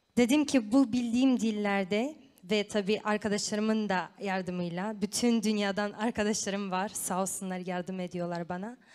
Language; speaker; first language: Turkish; non-native, fluent; Romanian